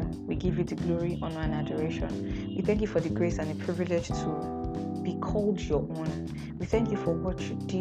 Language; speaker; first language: English; non-native, local second language; Yoruba